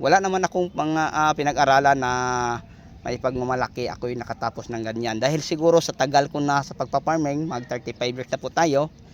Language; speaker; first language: Filipino; non-native, local second language; Cebuano